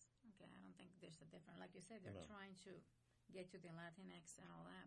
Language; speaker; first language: English; non-native, fluent; Spanish